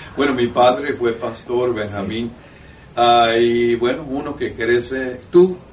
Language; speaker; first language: Spanish; early bilingual, heritage; Spanish